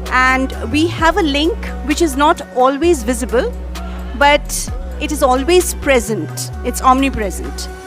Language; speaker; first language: English; early bilingual, other home language; Bangla